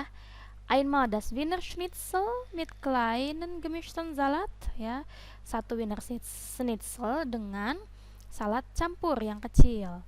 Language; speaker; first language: German; non-native, fluent; Indonesian